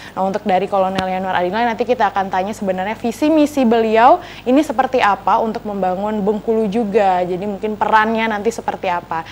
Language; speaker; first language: Indonesian; native; Indonesian